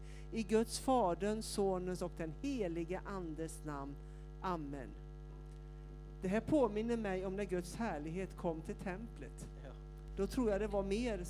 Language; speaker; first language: Swedish; native; Swedish